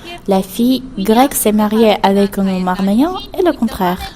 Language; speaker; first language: French; non-native, fluent; Armenian